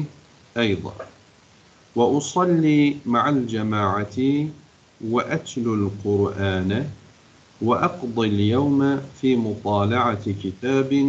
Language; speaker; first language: Arabic; non-native, fluent; Turkish